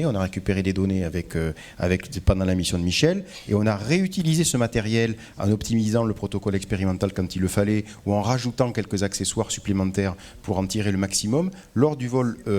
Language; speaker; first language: French; native; French